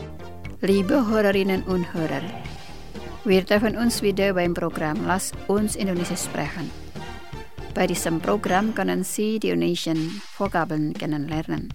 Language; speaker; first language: German; non-native, fluent; Indonesian